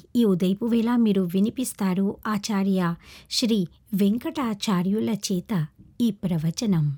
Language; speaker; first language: Telugu; early bilingual, heritage; Telugu